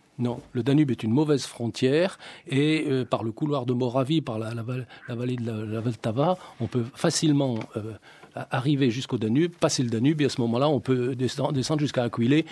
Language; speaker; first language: French; native; French